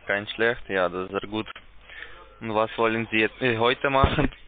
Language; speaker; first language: German; non-native, learner; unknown